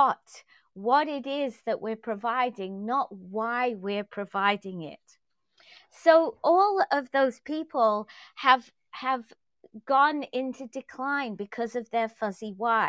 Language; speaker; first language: English; native; English